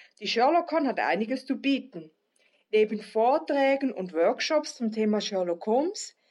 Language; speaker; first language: German; native; German